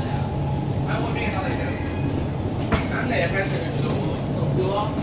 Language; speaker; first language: Chinese; native; Chinese